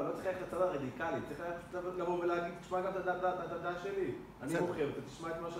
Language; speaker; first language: Hebrew; native; Hebrew